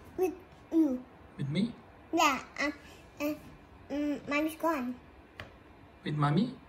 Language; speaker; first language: English; non-native, learner; Indonesian